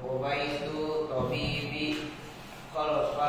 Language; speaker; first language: Arabic; non-native, learner; Indonesian